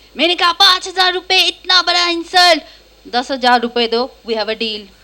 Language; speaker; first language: Hindi; non-native, local second language; Bangla